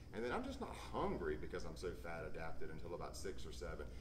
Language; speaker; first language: English; native; English